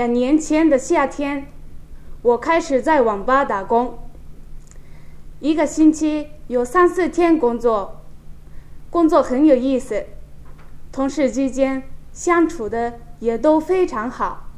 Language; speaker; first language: Chinese; non-native, fluent; Japanese